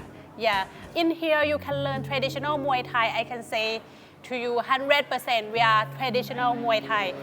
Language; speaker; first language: English; non-native, fluent; Thai